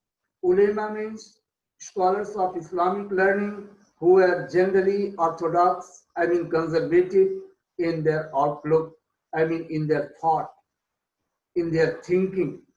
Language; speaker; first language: English; non-native, local second language; Hindi